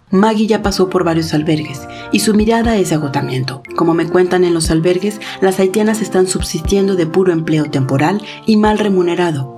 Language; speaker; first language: Spanish; native; Spanish